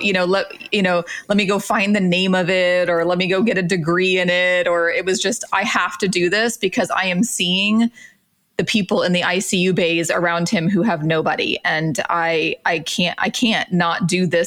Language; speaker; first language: English; native; English